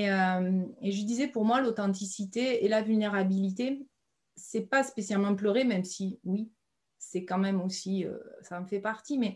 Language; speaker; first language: French; native; French